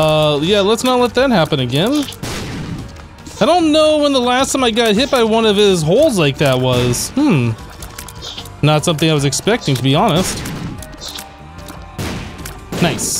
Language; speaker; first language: English; native; English